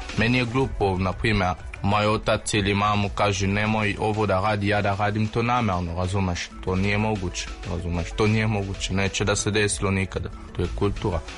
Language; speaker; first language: Serbian; non-native, learner; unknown